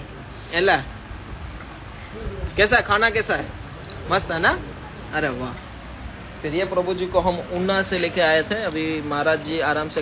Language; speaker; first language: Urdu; non-native, local second language; Gujarati